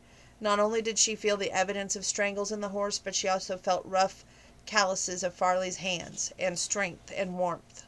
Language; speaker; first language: English; native; English